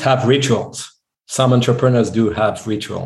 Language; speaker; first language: English; non-native, fluent; French